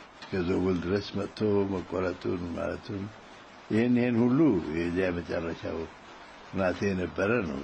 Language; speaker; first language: Amharic; non-native, local second language; Tigrinya